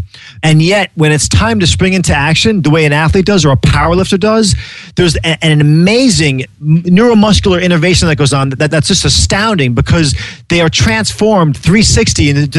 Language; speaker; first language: English; native; English